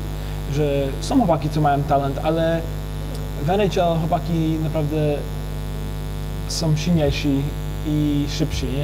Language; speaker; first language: Polish; early bilingual, heritage; English